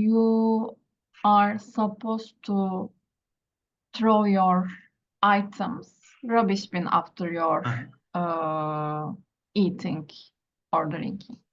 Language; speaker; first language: English; non-native, learner; Turkish